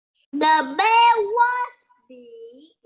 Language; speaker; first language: English; non-native, learner; Vietnamese